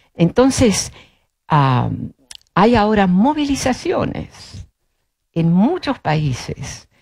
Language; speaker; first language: Spanish; early bilingual, other home language; Dutch